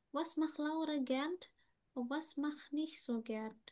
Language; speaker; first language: German; non-native, fluent; Indonesian